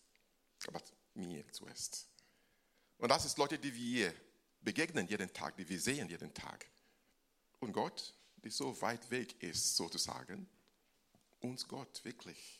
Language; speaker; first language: German; non-native, fluent; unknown